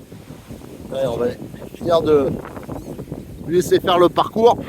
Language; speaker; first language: French; native; French